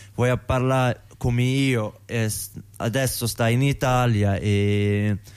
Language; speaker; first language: Italian; non-native, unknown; Arabic